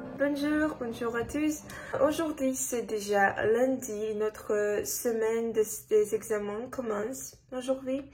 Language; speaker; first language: French; non-native, learner; Russian